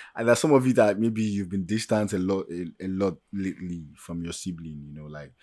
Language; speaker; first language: English; non-native, local second language; Yoruba